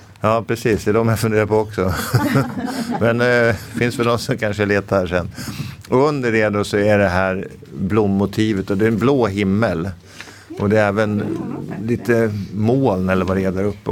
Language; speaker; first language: Swedish; native; Swedish